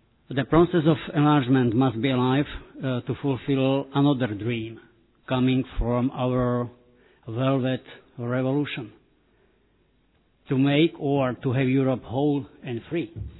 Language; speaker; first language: English; non-native, fluent; Slovak